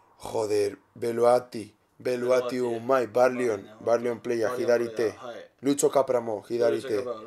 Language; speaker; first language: Japanese; non-native, learner; Spanish